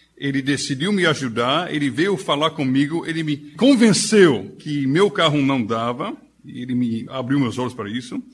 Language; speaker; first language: Portuguese; non-native, fluent; English